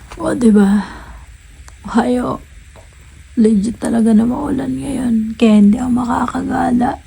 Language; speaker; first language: Filipino; native; Filipino